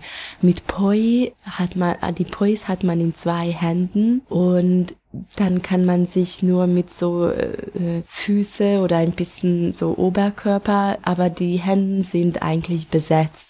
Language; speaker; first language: German; non-native, fluent; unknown